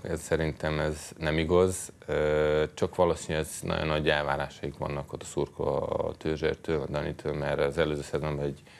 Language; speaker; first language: Hungarian; non-native, fluent; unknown